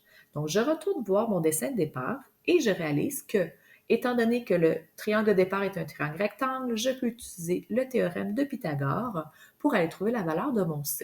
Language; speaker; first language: French; native; French